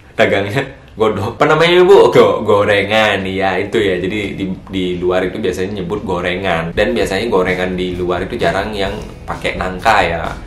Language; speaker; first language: Indonesian; native; Indonesian